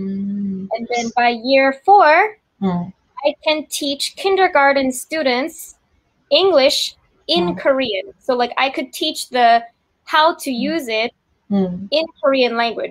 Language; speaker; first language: English; non-native, fluent; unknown